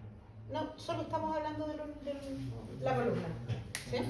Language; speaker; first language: Spanish; native; Spanish